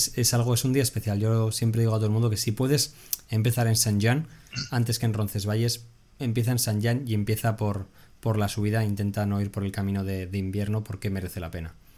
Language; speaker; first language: Spanish; native; Spanish